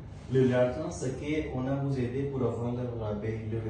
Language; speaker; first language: French; non-native, learner; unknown